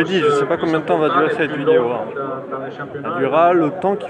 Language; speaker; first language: French; native; French